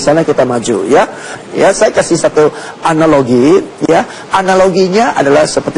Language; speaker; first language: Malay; non-native, fluent; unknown